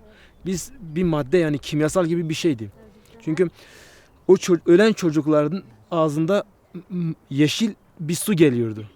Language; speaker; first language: Turkish; non-native, local second language; Kurdish